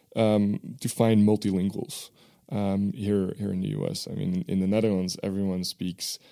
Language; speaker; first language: English; non-native, fluent; Dutch